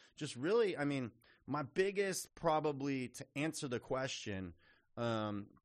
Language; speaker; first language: English; native; English